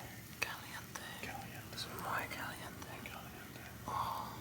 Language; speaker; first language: Spanish; non-native, learner; English